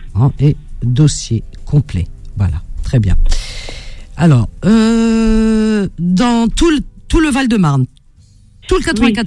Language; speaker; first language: French; native; French